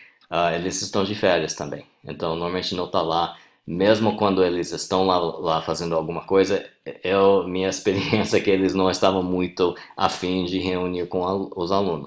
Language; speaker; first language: Portuguese; non-native, fluent; English